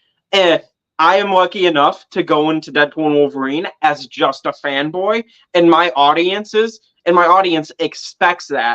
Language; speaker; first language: English; native; English